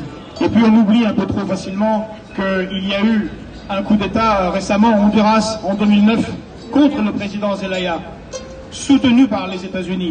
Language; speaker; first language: French; native; French